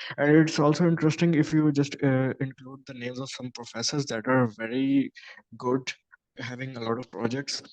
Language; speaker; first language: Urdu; non-native, local second language; Punjabi